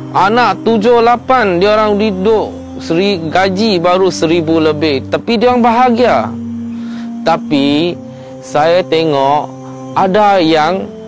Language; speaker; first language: Malay; non-native, local second language; Chinese